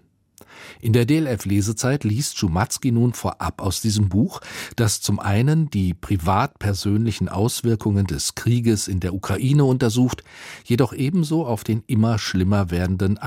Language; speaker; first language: German; native; German